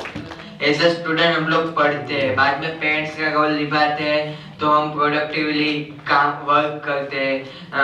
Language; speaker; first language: Hindi; native; Hindi